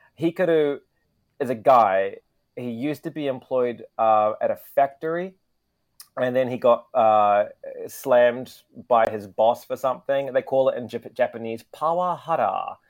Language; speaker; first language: English; native; English